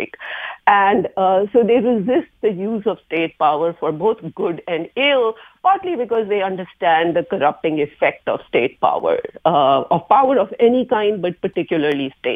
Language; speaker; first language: English; non-native, local second language; Hindi